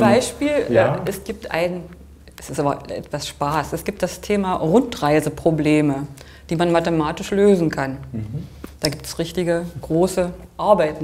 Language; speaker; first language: German; native; German